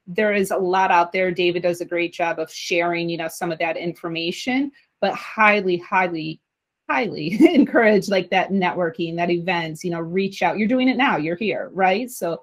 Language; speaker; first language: English; native; English